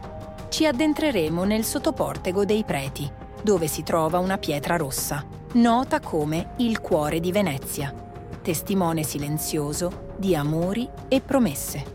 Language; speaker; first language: Italian; native; Italian